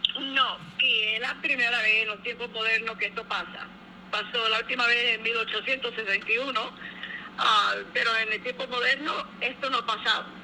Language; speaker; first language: Spanish; early bilingual, heritage; English